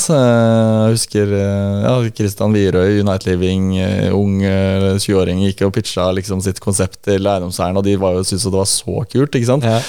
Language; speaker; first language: Norwegian; native; Norwegian